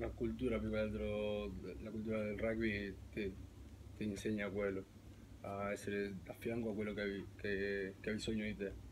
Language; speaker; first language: Italian; non-native, learner; Spanish